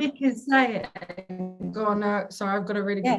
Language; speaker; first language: English; native; English